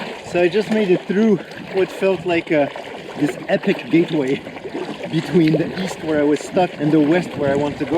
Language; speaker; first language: English; non-native, local second language; French